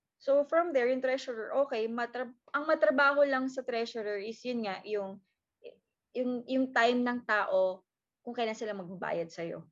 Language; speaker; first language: Filipino; native; Filipino